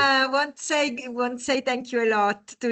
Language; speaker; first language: English; non-native, fluent; Italian